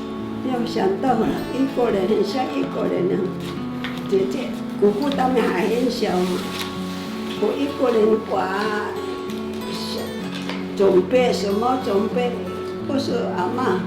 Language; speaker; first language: Chinese; non-native, local second language; Amis